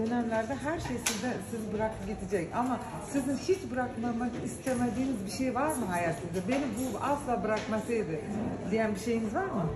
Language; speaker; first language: Turkish; non-native, fluent; Uzbek